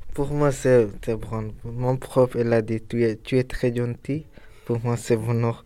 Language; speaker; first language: French; non-native, learner; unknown